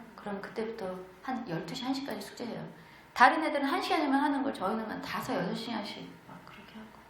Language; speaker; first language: Korean; native; Korean